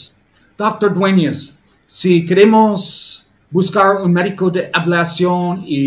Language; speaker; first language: Spanish; non-native, learner; English